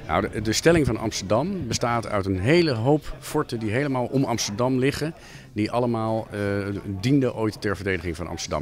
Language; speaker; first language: Dutch; native; Dutch